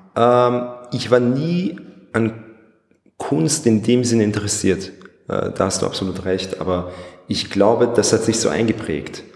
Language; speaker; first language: German; early bilingual, other home language; Persian